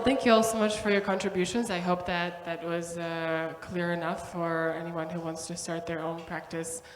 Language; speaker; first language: English; non-native, fluent; Slovak